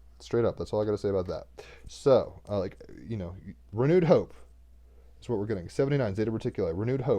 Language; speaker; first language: English; native; English